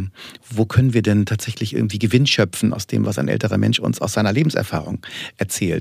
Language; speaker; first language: German; native; German